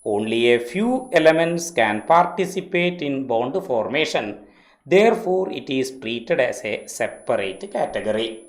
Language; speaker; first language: English; non-native, local second language; Malayalam